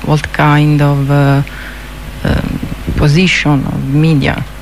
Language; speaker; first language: English; non-native, learner; Italian